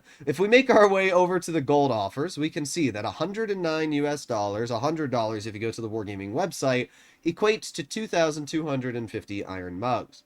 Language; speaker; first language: English; native; English